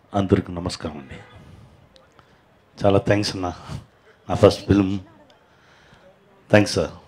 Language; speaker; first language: Telugu; non-native, learner; Tamil